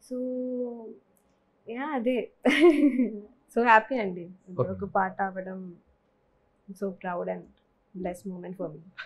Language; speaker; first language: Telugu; non-native, learner; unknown